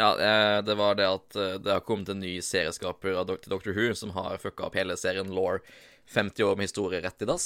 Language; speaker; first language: Norwegian; native; Norwegian